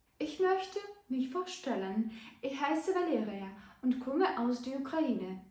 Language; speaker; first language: German; non-native, fluent; Ukrainian